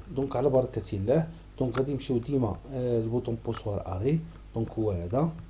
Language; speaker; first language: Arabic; native; Arabic